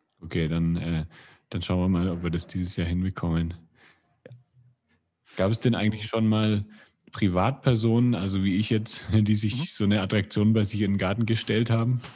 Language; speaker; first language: German; native; German